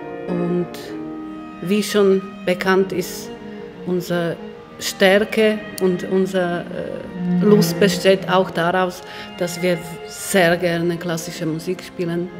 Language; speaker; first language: German; non-native, fluent; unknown